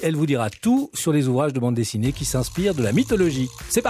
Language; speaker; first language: French; native; French